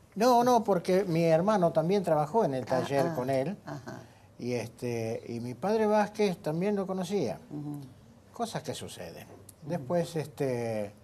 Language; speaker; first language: Spanish; native; Spanish